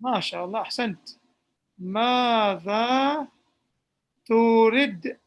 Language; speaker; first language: Arabic; non-native, fluent; English